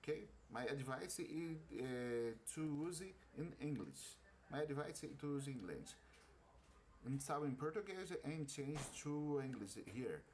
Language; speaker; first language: English; non-native, learner; Portuguese